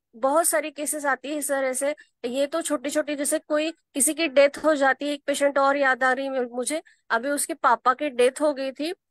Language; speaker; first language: Hindi; non-native, local second language; Marathi